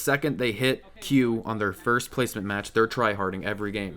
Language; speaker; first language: English; native; English